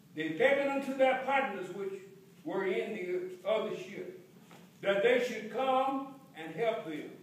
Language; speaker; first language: English; native; English